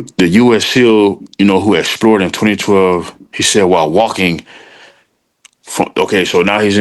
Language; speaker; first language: English; native; English